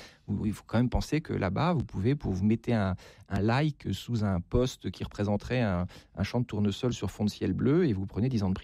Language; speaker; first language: French; native; French